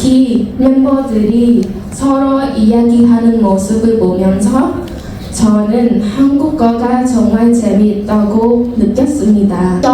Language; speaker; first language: Korean; non-native, fluent; Vietnamese